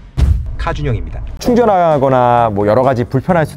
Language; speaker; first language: Korean; native; Korean